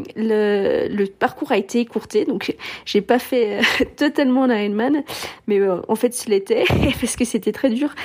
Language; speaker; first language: French; early bilingual, other home language; English